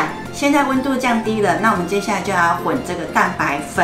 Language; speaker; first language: Chinese; native; Chinese